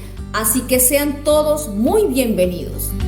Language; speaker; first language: Spanish; native; Spanish